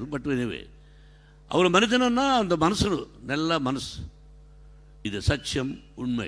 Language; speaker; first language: Tamil; non-native, learner; Telugu